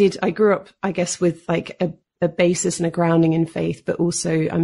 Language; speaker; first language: English; native; English